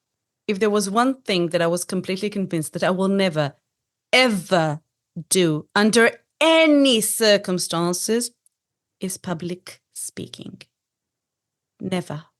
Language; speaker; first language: English; non-native, fluent; Hebrew